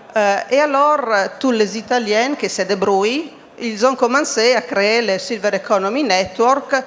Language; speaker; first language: French; non-native, fluent; Italian